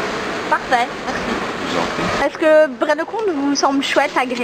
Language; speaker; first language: French; native; French